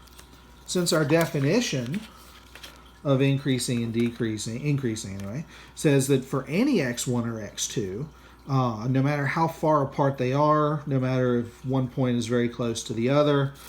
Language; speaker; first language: English; native; English